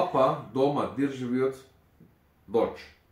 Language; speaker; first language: Russian; non-native, learner; Turkish